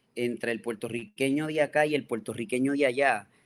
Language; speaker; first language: Spanish; native; Spanish